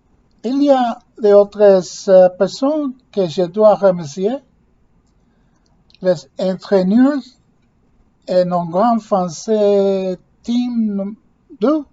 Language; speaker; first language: French; non-native, learner; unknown